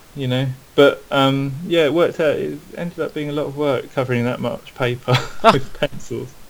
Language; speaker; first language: English; native; English